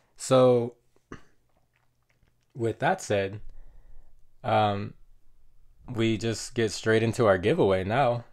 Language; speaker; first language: English; native; English